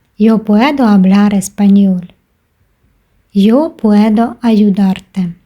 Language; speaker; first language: Spanish; non-native, fluent; Ukrainian